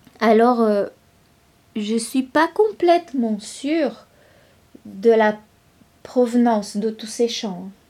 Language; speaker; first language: French; non-native, fluent; Portuguese